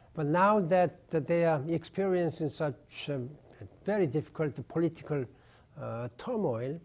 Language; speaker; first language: English; non-native, fluent; Korean